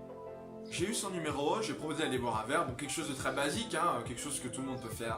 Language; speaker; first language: French; native; French